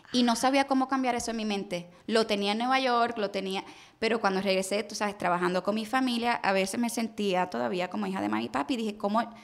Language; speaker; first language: Spanish; early bilingual, heritage; Spanish